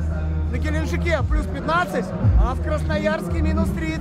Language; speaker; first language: Russian; native; Russian